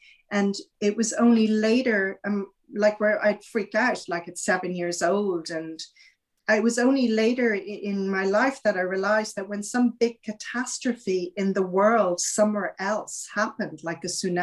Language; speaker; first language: English; native; English